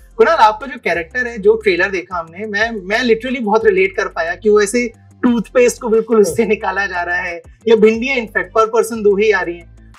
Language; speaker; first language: Hindi; native; Hindi